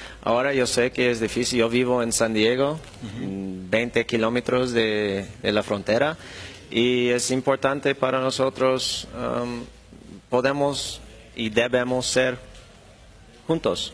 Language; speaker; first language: Spanish; non-native, fluent; English